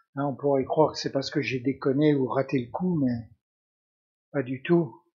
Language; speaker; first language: French; native; French